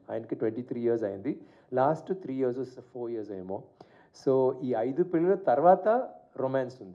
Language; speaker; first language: Telugu; non-native, learner; Tamil